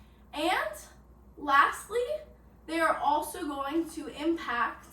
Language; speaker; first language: English; native; English